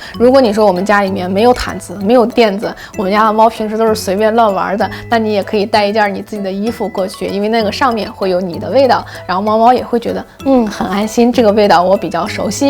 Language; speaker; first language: Chinese; native; Chinese